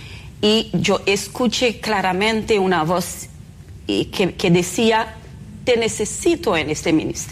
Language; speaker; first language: Spanish; non-native, fluent; Haitian Creole